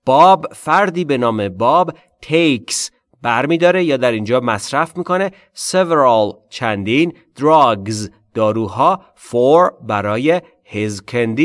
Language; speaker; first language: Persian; native; Persian